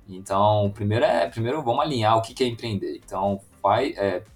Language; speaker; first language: Portuguese; native; Portuguese